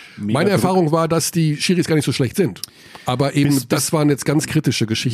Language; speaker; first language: German; native; German